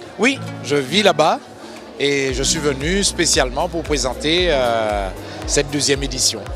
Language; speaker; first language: French; native; French